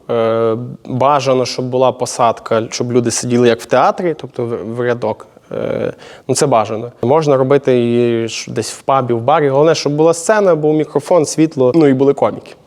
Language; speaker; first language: Ukrainian; native; Ukrainian